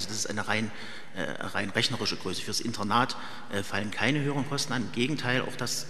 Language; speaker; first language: German; native; German